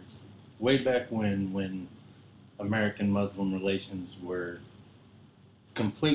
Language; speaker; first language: English; native; English